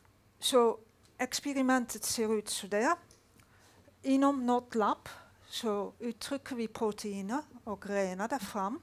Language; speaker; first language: Swedish; non-native, fluent; Dutch